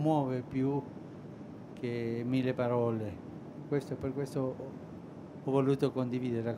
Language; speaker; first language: Italian; non-native, fluent; Spanish